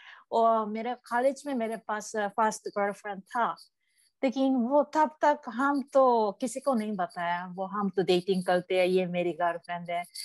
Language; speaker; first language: Hindi; non-native, learner; Japanese